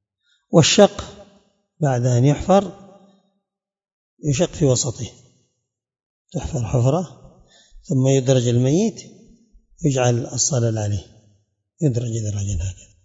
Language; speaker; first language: Arabic; native; Arabic